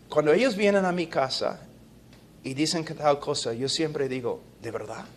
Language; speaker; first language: Spanish; non-native, fluent; English